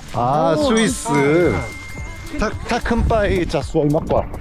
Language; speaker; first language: Thai; non-native, learner; Korean